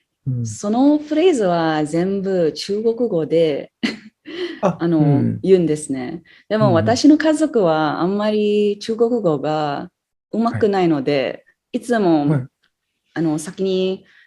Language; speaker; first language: Japanese; non-native, fluent; English